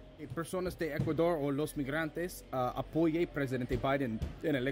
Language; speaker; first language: Spanish; non-native, learner; English